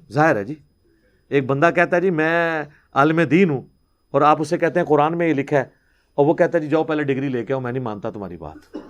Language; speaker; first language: Urdu; non-native, local second language; Punjabi